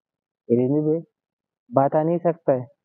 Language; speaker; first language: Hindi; non-native, learner; Bangla